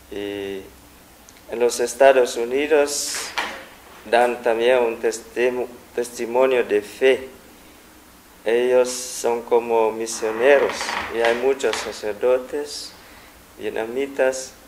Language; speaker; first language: Spanish; non-native, fluent; Vietnamese